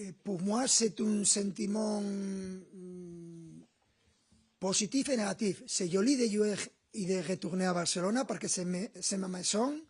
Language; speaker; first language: French; non-native, learner; Spanish